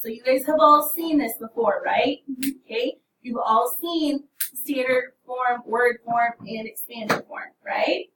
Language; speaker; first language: English; native; English